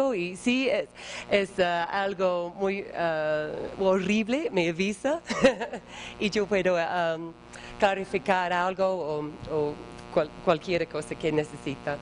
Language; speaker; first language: Spanish; non-native, learner; English